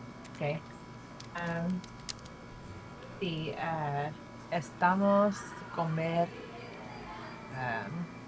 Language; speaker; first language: Spanish; non-native, learner; English